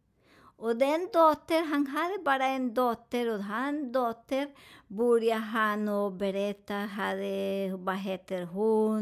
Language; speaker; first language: Swedish; non-native, fluent; Spanish